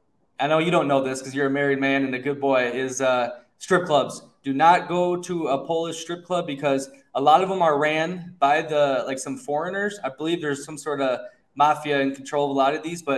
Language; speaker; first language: English; native; English